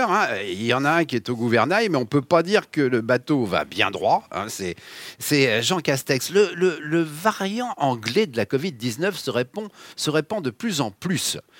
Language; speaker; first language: French; native; French